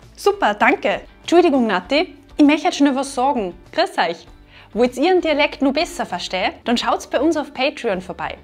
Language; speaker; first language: German; native; German